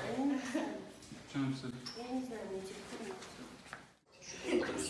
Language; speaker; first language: Russian; native; Russian